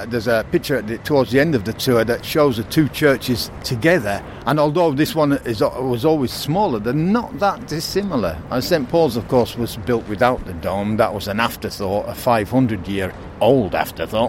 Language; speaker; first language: English; native; English